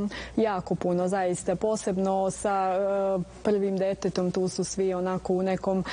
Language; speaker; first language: Serbian; native; Serbian